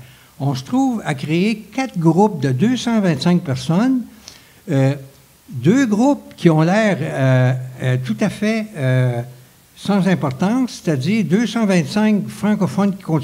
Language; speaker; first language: French; native; French